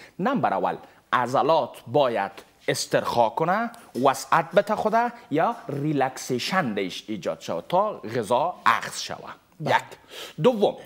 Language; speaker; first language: Persian; native; Persian